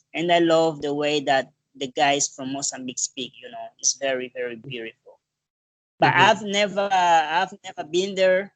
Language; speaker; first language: English; non-native, learner; Portuguese